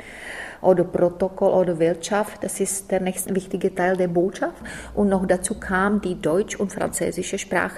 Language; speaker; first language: German; non-native, fluent; Czech